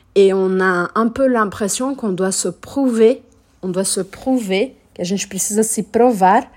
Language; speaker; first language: French; non-native, fluent; Portuguese